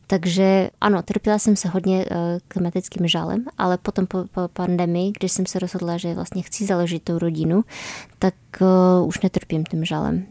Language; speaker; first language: Czech; non-native, fluent; Polish